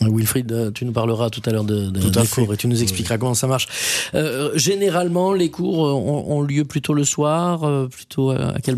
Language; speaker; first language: French; native; French